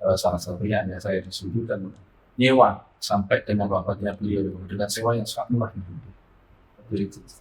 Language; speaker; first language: Indonesian; native; Indonesian